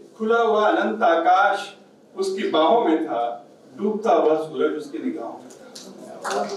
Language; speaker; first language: Hindi; native; Hindi